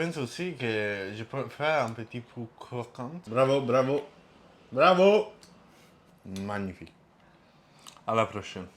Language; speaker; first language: French; non-native, learner; Italian